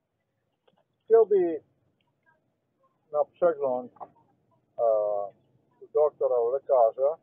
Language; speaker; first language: Polish; non-native, learner; Slovenian